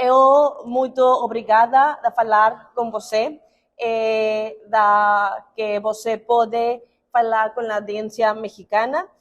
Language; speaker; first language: Portuguese; non-native, learner; Spanish